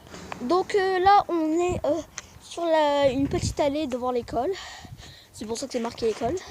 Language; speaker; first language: French; native; French